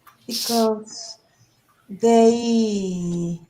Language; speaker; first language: English; non-native, learner; Spanish